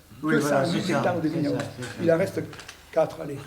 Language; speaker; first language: French; native; French